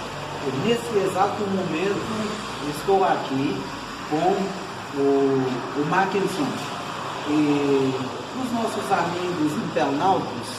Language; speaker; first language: Portuguese; non-native, fluent; Haitian Creole